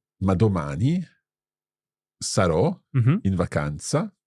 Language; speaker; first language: Italian; non-native, learner; English